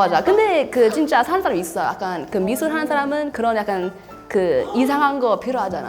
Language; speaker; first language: Korean; non-native, fluent; English